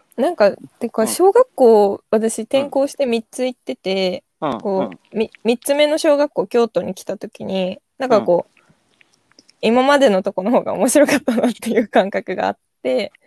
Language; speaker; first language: Japanese; native; Japanese